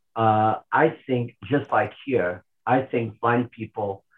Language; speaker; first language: English; non-native, fluent; Portuguese